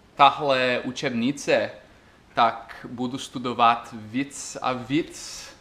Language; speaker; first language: Czech; non-native, learner; English